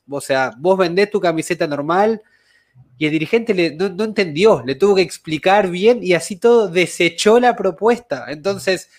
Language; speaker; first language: Spanish; native; Spanish